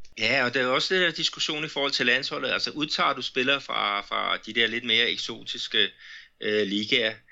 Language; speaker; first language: Danish; native; Danish